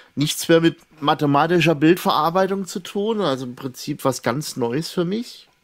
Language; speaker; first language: German; native; German